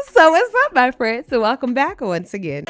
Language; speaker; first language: English; native; English